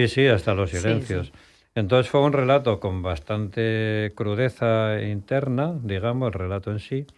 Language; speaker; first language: Spanish; native; Spanish